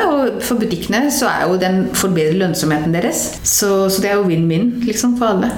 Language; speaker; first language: Norwegian; non-native, fluent; Hindi